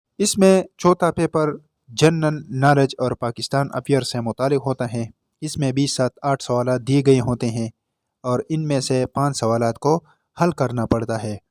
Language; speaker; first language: Urdu; non-native, local second language; Pashto